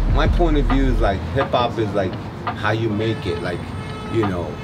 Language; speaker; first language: English; non-native, fluent; Japanese